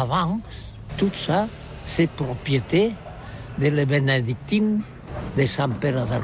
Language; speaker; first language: French; non-native, learner; Catalan